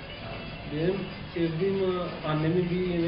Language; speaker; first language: Turkish; non-native, local second language; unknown